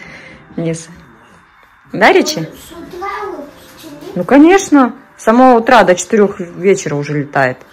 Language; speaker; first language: Russian; native; Russian